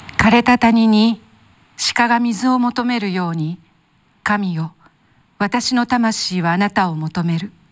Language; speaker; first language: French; non-native, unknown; Japanese